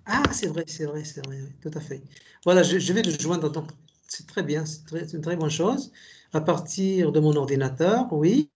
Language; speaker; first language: French; native; French